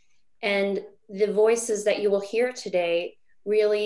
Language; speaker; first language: English; native; English